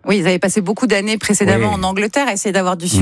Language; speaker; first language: French; native; French